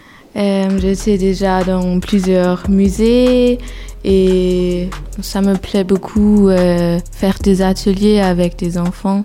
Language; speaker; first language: French; non-native, learner; German